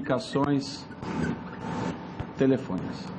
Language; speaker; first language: Portuguese; native; Portuguese